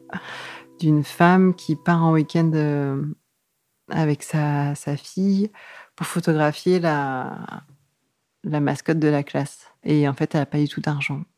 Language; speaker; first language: French; native; French